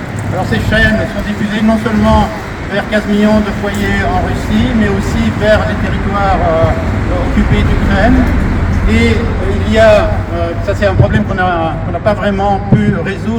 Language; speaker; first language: French; native; French